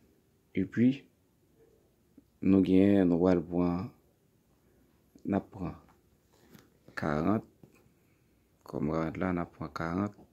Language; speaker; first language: French; non-native, learner; Haitian Creole